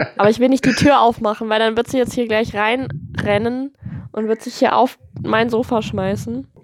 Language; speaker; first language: German; native; German